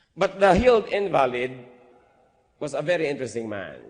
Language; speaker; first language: English; non-native, local second language; Filipino